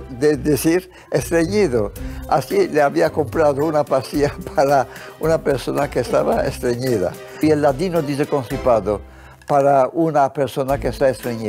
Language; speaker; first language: Spanish; early bilingual, heritage; Ladino